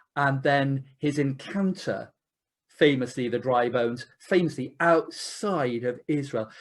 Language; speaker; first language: English; native; English